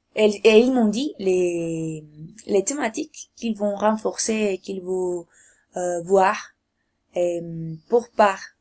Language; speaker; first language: French; non-native, learner; Spanish